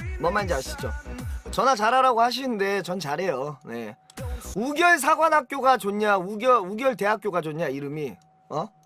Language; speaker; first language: Korean; native; Korean